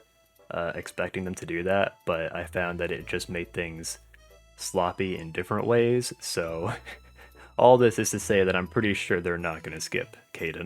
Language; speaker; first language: English; native; English